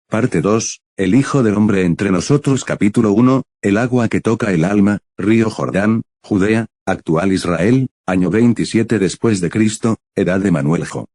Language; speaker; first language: Spanish; native; Spanish